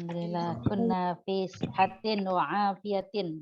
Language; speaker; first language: Arabic; non-native, fluent; Indonesian